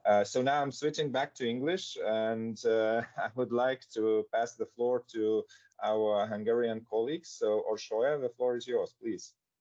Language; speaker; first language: English; non-native, fluent; Lithuanian